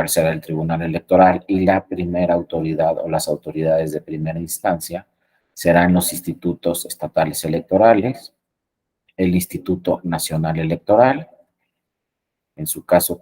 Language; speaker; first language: Spanish; native; Spanish